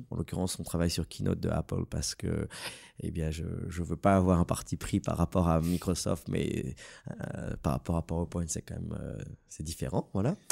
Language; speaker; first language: French; native; French